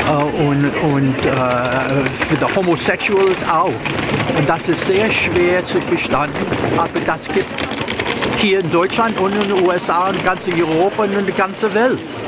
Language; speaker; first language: German; non-native, learner; English